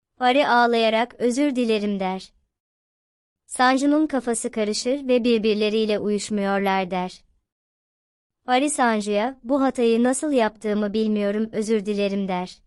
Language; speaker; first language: Turkish; native; Turkish